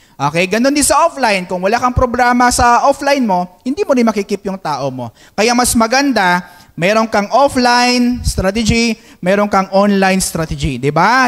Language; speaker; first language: Filipino; non-native, local second language; Hiligaynon